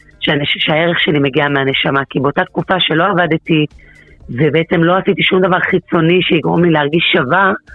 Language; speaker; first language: Hebrew; early bilingual, other home language; Russian